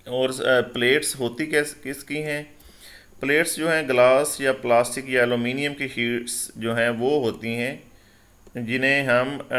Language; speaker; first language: Urdu; non-native, local second language; Punjabi